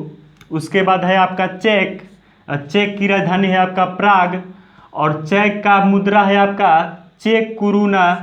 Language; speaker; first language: Hindi; native; Hindi